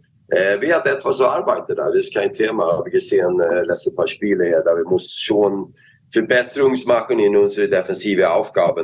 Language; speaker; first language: German; non-native, learner; Swedish